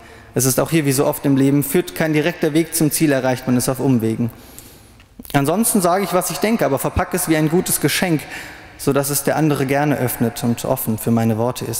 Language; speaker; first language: German; native; German